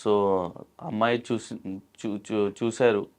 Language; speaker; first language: Telugu; non-native, local second language; Urdu